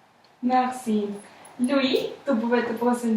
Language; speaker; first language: French; non-native, learner; Spanish